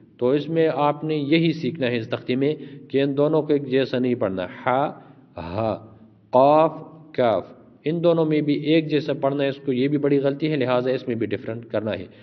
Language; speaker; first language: Urdu; native; Urdu